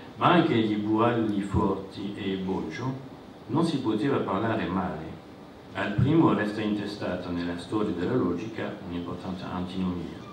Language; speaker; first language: Italian; non-native, fluent; French